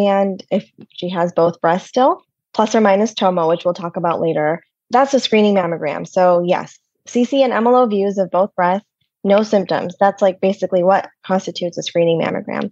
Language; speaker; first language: English; native; English